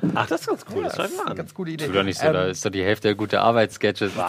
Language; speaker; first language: German; native; German